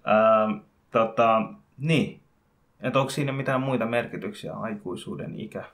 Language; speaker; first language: Finnish; early bilingual, other home language; Bangla